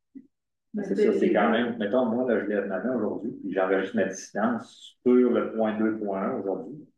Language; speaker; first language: French; native; French